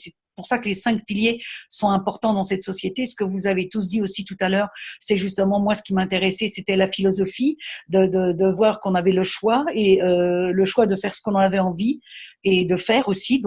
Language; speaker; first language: French; native; French